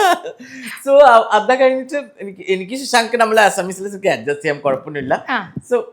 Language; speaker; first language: Malayalam; non-native, learner; Assamese